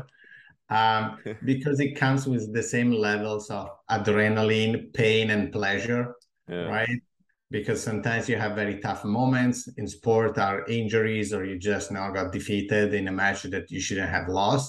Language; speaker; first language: English; non-native, fluent; Italian